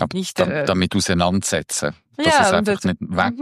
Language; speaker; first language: German; native; German